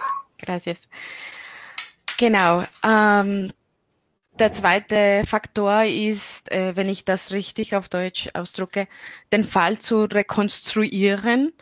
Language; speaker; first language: German; non-native, fluent; Spanish